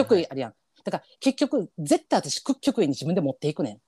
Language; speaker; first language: Japanese; native; Japanese